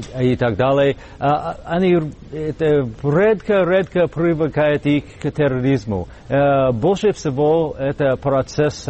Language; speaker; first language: Russian; non-native, learner; English